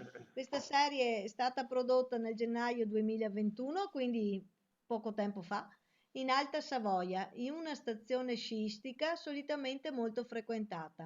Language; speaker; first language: Italian; native; Italian